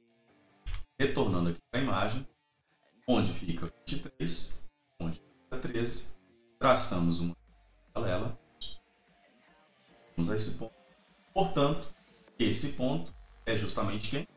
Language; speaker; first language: Portuguese; native; Portuguese